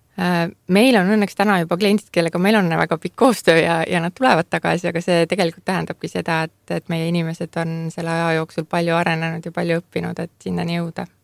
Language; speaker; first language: Estonian; native; Estonian